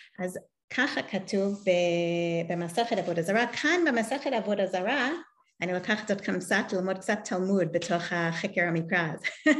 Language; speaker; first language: Hebrew; non-native, fluent; English